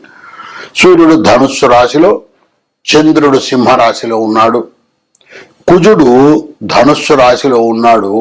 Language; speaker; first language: Telugu; native; Telugu